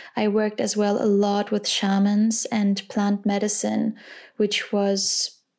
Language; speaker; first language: English; non-native, fluent; German